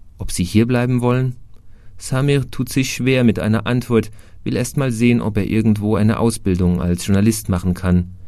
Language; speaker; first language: German; native; German